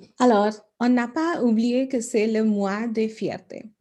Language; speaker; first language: French; non-native, learner; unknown